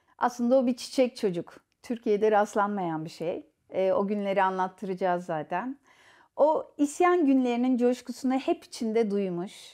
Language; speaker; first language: Turkish; native; Turkish